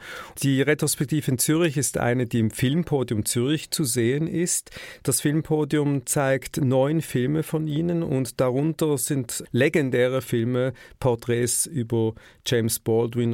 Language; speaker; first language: German; native; German